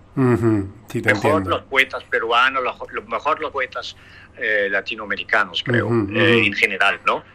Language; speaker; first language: Spanish; non-native, fluent; Danish